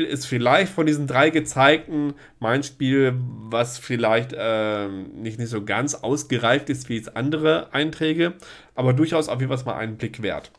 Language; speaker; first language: German; native; German